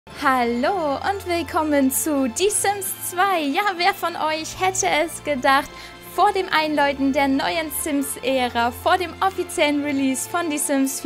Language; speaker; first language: German; native; German